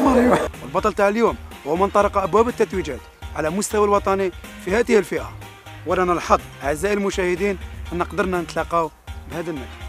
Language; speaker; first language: Arabic; native; Arabic